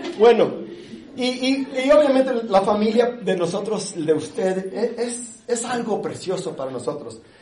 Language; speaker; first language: Spanish; early bilingual, heritage; English